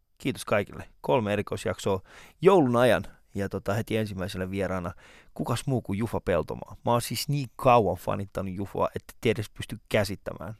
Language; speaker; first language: Finnish; early bilingual, other home language; Persian